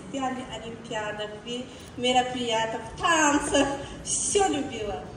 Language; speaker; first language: Russian; non-native, learner; Tajik